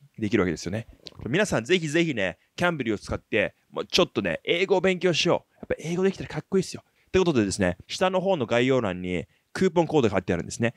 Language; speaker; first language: Japanese; native; Japanese